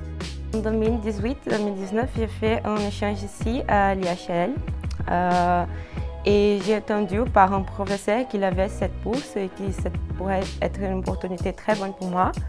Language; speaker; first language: French; non-native, fluent; Portuguese